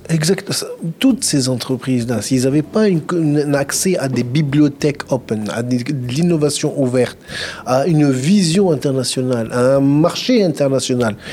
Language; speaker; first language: French; non-native, local second language; Arabic